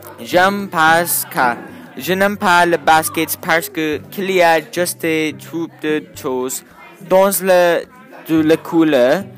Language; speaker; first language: French; non-native, learner; English